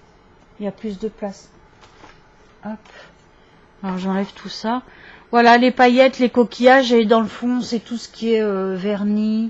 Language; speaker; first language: French; native; French